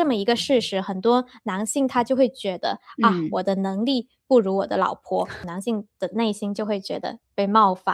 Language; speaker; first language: Chinese; native; Chinese